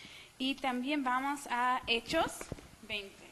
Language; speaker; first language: Spanish; non-native, fluent; English